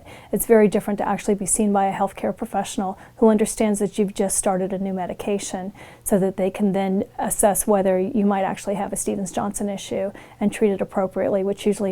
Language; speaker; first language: English; native; English